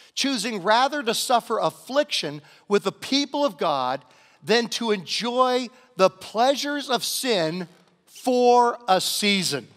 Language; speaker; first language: English; native; English